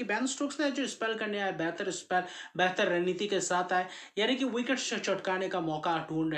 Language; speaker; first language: Hindi; native; Hindi